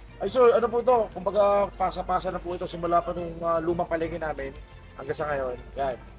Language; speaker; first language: Filipino; native; Filipino